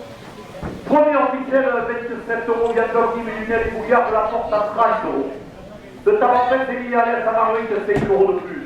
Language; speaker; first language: French; native; French